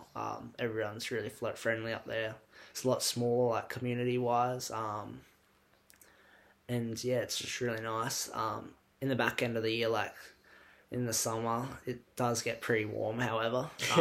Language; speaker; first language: English; native; English